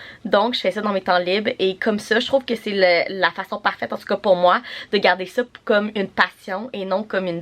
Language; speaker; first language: French; native; French